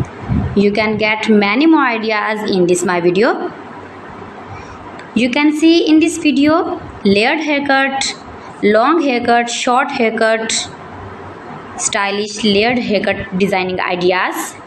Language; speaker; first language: English; non-native, learner; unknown